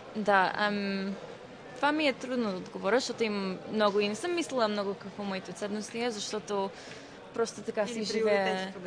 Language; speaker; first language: Bulgarian; early bilingual, heritage; Bulgarian